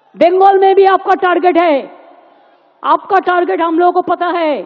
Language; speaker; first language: Hindi; non-native, local second language; Bangla